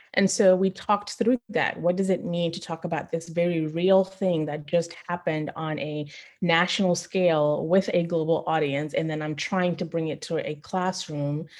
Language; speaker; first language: English; non-native, local second language; Shona